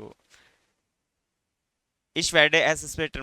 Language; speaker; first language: German; non-native, fluent; Hindi